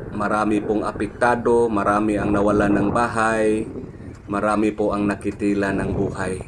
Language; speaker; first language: Filipino; non-native, local second language; Cebuano